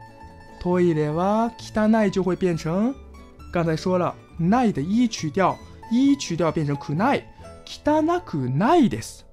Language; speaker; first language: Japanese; non-native, fluent; Chinese